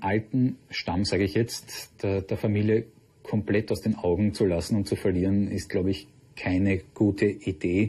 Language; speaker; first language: German; native; German